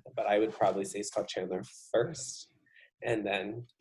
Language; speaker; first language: English; native; English